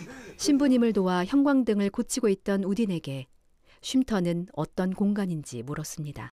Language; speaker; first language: Korean; native; Korean